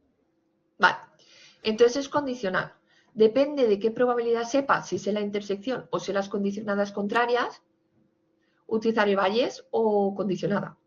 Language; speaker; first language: Spanish; native; Spanish